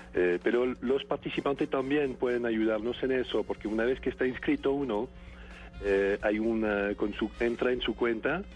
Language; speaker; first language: Spanish; non-native, fluent; French